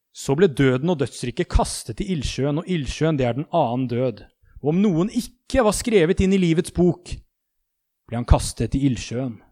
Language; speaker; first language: Norwegian; native; Norwegian